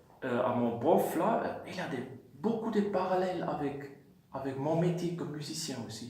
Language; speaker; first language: French; non-native, fluent; German